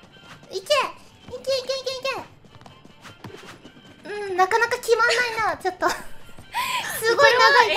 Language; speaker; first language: Japanese; native; Japanese